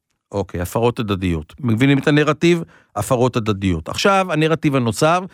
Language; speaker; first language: Hebrew; native; Hebrew